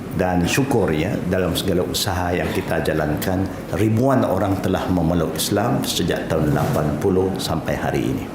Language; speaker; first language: Malay; non-native, local second language; Chinese